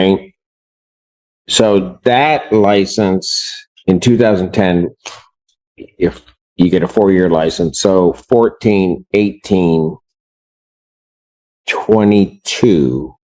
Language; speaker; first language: English; native; English